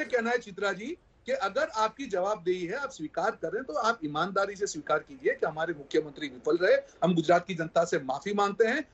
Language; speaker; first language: Hindi; non-native, local second language; Gujarati